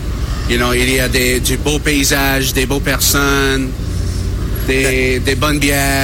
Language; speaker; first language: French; non-native, learner; English